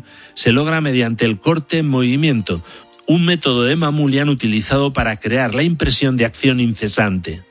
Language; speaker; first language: Spanish; native; Spanish